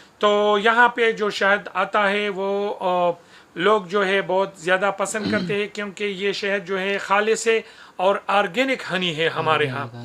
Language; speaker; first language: Urdu; non-native, local second language; Pashto